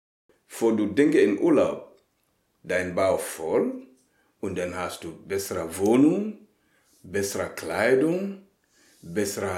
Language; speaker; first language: German; non-native, learner; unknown